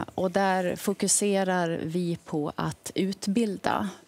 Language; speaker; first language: Swedish; native; Swedish